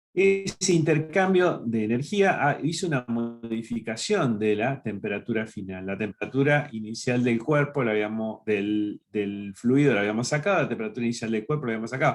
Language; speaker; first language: Spanish; native; Spanish